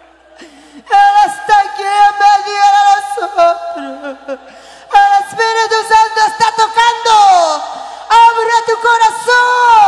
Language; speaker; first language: Spanish; non-native, local second language; Kaqchikel